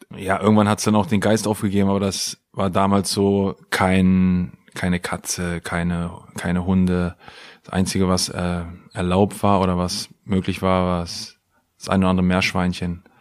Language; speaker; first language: German; native; German